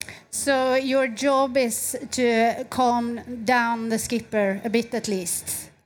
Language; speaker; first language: English; non-native, fluent; Swedish